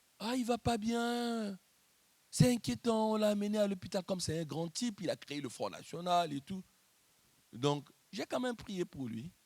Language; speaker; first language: French; non-native, local second language; Lingala